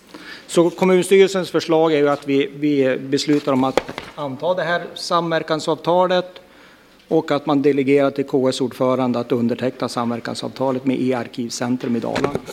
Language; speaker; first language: Swedish; native; Swedish